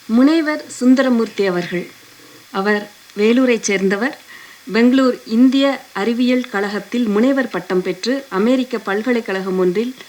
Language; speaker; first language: Tamil; non-native, local second language; Telugu